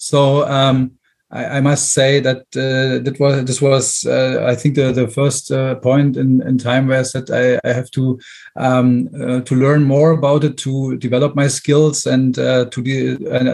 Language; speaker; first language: English; non-native, fluent; German